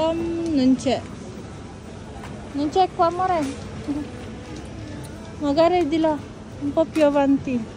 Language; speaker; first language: Italian; non-native, fluent; Filipino